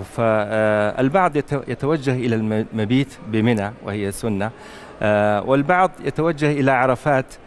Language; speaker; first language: Arabic; native; Arabic